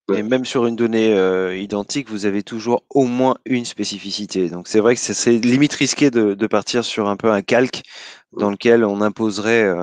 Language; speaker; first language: French; native; French